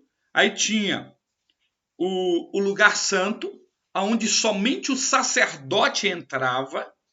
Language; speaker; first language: Portuguese; native; Portuguese